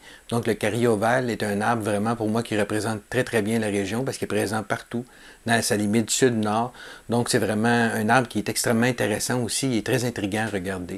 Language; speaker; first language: French; native; French